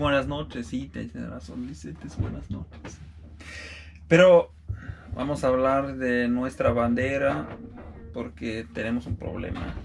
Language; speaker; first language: Spanish; non-native, fluent; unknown